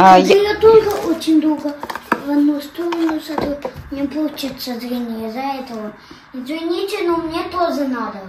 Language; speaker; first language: Russian; early bilingual, heritage; German